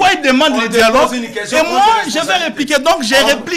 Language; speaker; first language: French; non-native, local second language; Lingala